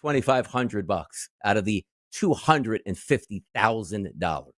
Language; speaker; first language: English; native; English